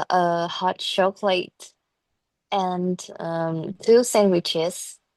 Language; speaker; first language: English; non-native, learner; Vietnamese